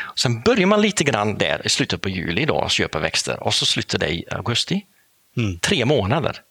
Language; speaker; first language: Swedish; non-native, fluent; Dutch